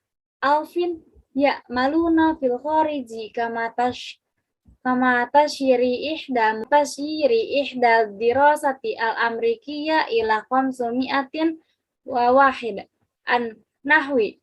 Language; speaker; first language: Arabic; non-native, learner; Indonesian